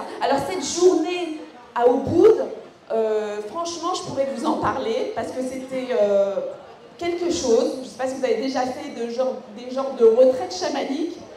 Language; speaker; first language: French; native; French